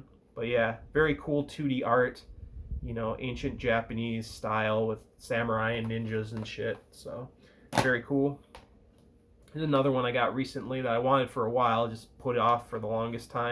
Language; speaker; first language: English; native; English